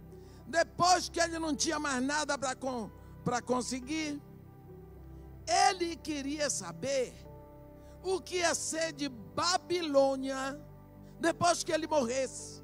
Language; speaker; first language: Portuguese; native; Portuguese